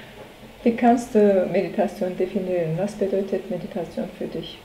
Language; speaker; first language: German; non-native, learner; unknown